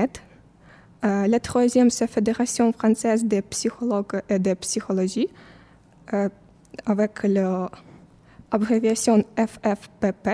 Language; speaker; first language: French; non-native, fluent; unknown